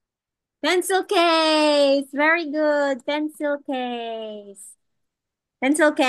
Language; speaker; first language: English; non-native, local second language; Filipino